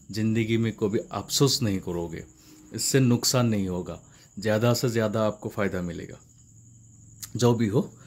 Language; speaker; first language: Hindi; non-native, local second language; Assamese